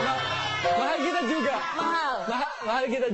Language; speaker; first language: Indonesian; non-native, learner; Filipino